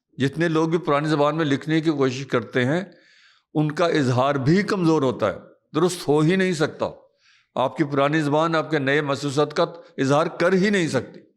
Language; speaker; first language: Urdu; non-native, local second language; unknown